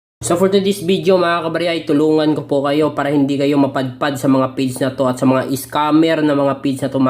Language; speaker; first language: Filipino; native; Filipino